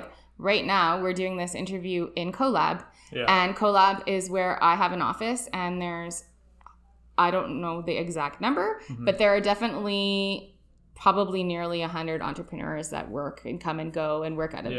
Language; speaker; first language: English; native; English